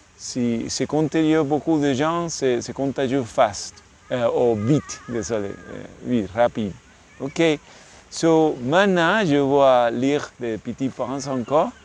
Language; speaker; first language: French; non-native, learner; English